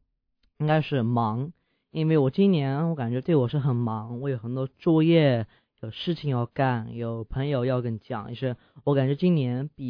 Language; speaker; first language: Chinese; early bilingual, heritage; English